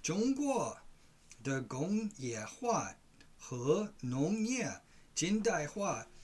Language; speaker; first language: Chinese; non-native, learner; English